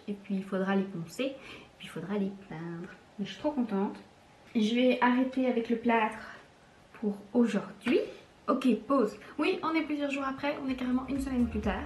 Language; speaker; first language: French; native; French